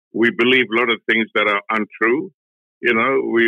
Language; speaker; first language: English; non-native, local second language; Tamil